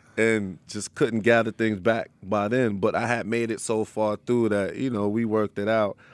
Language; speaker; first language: English; native; English